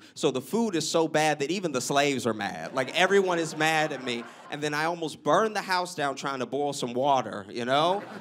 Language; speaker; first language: English; native; English